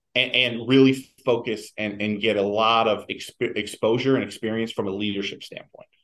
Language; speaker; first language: English; native; English